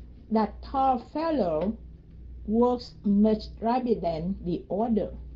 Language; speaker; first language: English; non-native, fluent; Vietnamese